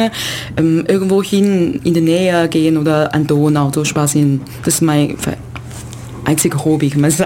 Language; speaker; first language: German; non-native, learner; Chinese